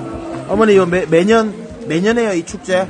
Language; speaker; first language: Korean; native; Korean